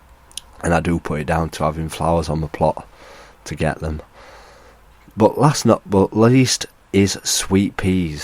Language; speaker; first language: English; native; English